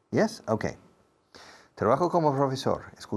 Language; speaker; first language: Spanish; non-native, fluent; English